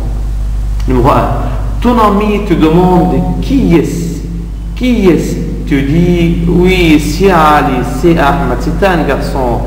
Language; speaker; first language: French; non-native, fluent; Arabic